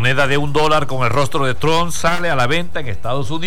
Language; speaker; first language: Spanish; native; Spanish